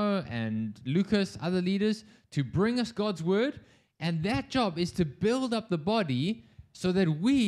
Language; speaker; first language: English; native; English